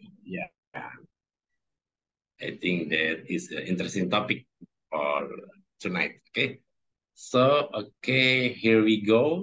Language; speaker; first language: English; non-native, fluent; Indonesian